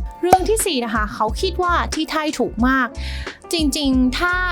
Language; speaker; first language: Thai; non-native, fluent; Vietnamese